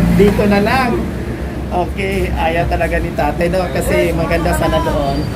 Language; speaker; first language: Filipino; native; Filipino